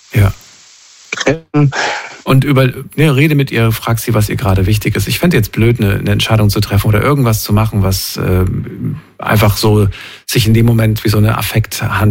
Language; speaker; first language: German; native; German